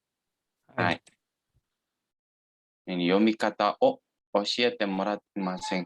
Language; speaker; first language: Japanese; non-native, fluent; Indonesian